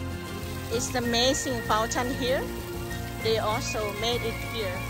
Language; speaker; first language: English; non-native, fluent; Thai